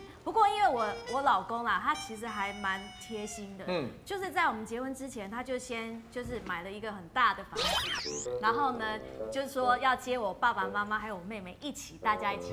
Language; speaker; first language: Chinese; native; Chinese